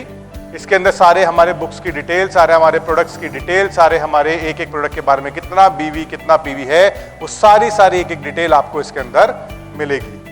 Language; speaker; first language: Hindi; native; Hindi